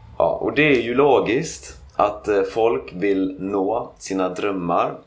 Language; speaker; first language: Swedish; native; Swedish